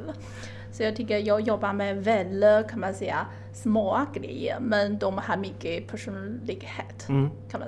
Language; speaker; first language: Swedish; non-native, fluent; Chinese